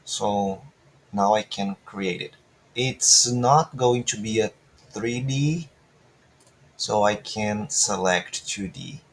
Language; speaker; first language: English; non-native, fluent; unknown